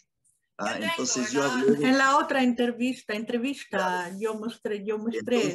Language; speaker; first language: Spanish; non-native, learner; Italian